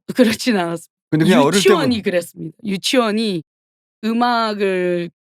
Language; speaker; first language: Korean; early bilingual, heritage; Korean